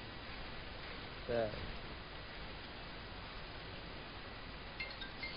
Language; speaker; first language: Chinese; native; Chinese